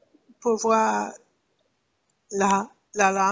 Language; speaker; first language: French; non-native, learner; English